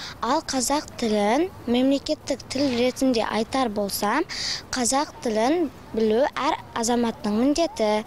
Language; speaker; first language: Kazakh; non-native, local second language; Uzbek